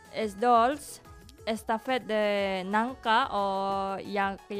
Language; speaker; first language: Catalan; non-native, learner; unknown